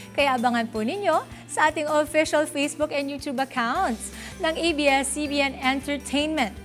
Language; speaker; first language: English; non-native, local second language; Filipino